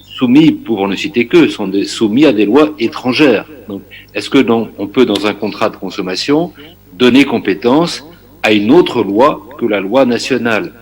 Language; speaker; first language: French; native; French